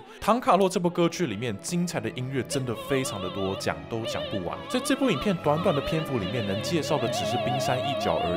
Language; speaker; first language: Chinese; native; Chinese